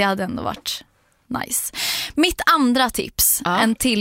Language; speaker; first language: Swedish; native; Swedish